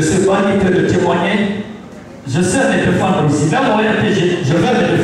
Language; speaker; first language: French; non-native, local second language; Fula